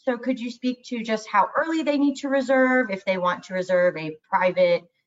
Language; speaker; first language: English; native; English